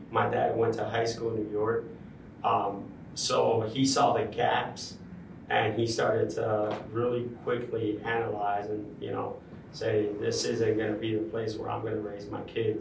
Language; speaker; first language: English; non-native, fluent; Spanish